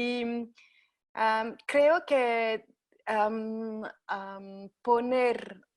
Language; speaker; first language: Spanish; non-native, fluent; French